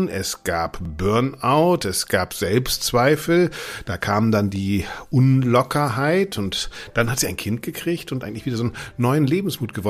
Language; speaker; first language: German; native; German